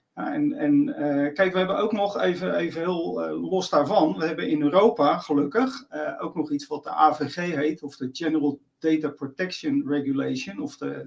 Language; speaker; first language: Dutch; native; Dutch